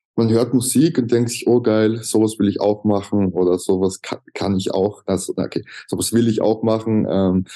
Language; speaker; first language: German; native; German